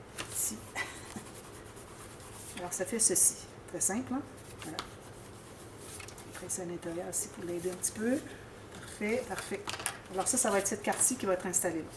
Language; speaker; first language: French; native; French